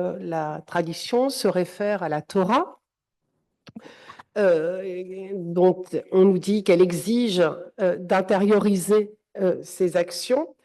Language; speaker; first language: French; native; French